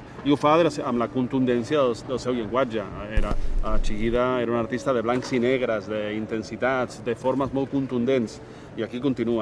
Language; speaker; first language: Catalan; native; Catalan